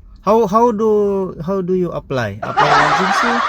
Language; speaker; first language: English; non-native, learner; Nepali